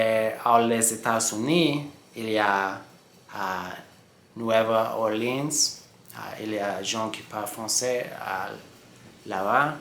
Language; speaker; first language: French; non-native, learner; English